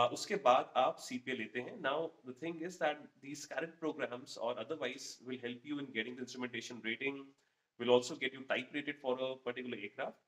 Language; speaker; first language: Hindi; native; Hindi